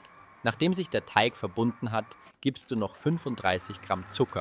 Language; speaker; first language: German; native; German